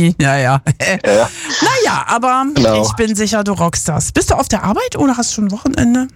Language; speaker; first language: German; native; German